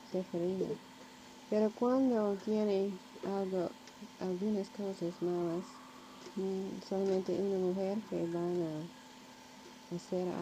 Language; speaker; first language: Spanish; non-native, learner; English